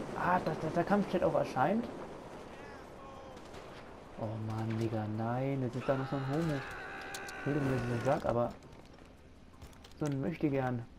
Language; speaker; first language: German; native; German